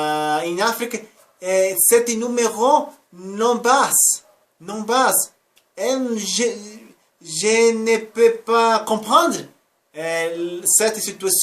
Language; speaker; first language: French; non-native, learner; Spanish